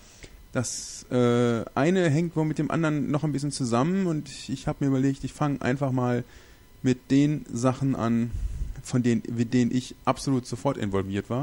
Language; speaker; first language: German; native; German